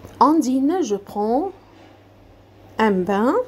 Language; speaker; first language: French; non-native, fluent; Arabic